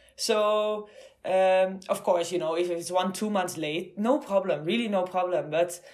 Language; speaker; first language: English; non-native, fluent; Dutch